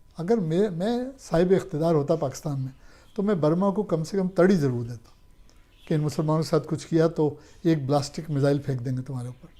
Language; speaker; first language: Urdu; native; Urdu